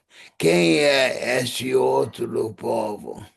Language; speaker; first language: Portuguese; non-native, fluent; English